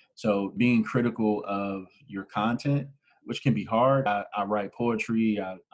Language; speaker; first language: English; native; English